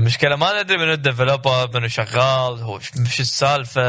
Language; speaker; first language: Arabic; native; Arabic